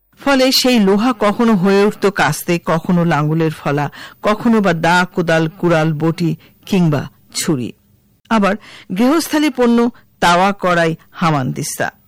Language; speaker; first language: Bangla; native; Bangla